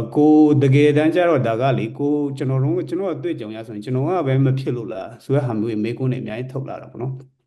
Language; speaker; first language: Burmese; non-native, local second language; Kachin